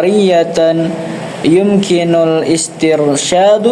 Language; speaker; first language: Arabic; non-native, learner; Indonesian